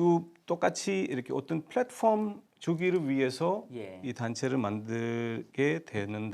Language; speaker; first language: Korean; non-native, fluent; Urdu